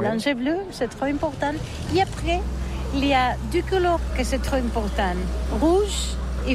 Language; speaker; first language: French; non-native, learner; Catalan